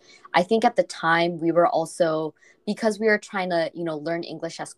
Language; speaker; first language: English; non-native, fluent; Korean